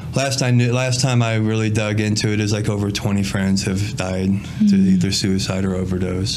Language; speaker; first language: English; native; English